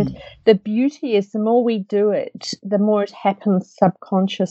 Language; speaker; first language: English; native; English